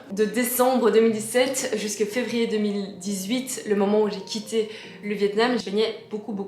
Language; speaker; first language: French; native; French